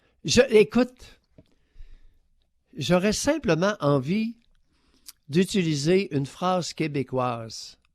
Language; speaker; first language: French; native; French